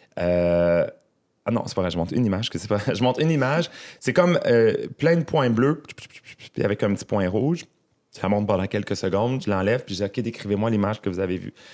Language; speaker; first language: French; native; French